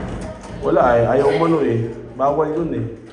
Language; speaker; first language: Filipino; native; Filipino